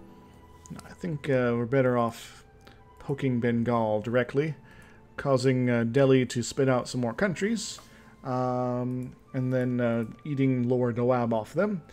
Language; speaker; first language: English; native; English